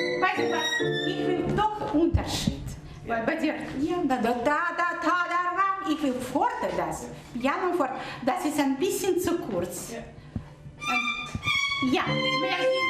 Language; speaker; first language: German; non-native, learner; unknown